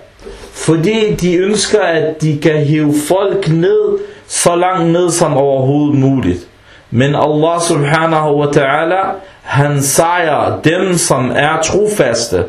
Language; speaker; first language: Danish; early bilingual, other home language; Arabic